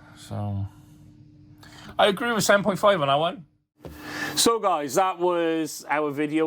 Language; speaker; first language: English; native; English